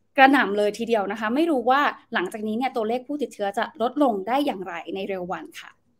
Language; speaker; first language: Thai; native; Thai